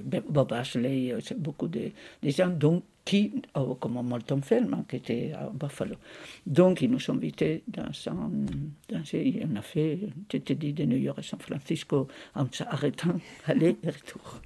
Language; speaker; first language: French; non-native, fluent; Spanish